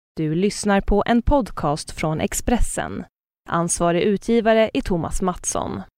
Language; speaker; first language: Swedish; native; Swedish